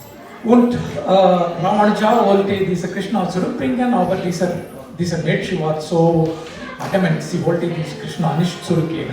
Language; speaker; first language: German; non-native, learner; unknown